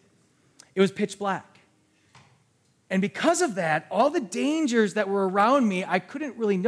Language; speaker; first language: English; native; English